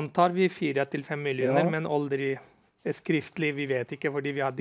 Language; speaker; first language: Norwegian; non-native, fluent; Rohingya